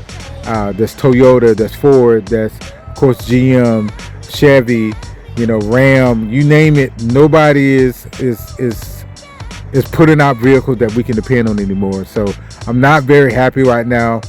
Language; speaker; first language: English; native; English